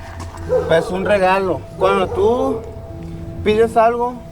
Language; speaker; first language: Spanish; native; Spanish